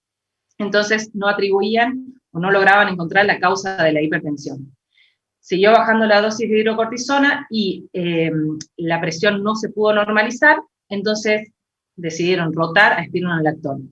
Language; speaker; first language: Spanish; native; Spanish